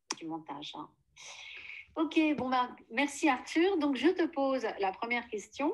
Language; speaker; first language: French; native; French